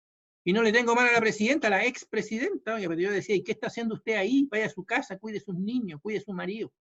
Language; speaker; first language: Spanish; native; Spanish